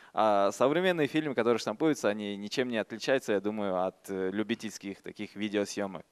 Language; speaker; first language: Russian; non-native, local second language; Kyrgyz